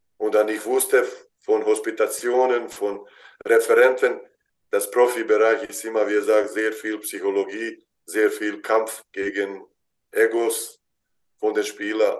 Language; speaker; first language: German; non-native, fluent; Bosnian